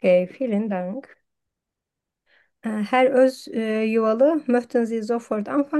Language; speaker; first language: German; non-native, fluent; Turkish